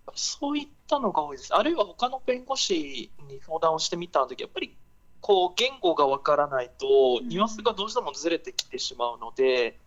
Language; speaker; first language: Japanese; early bilingual, other home language; Portuguese